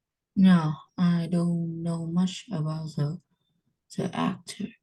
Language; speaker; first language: English; non-native, learner; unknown